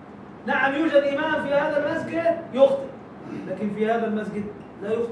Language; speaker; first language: Arabic; native; Arabic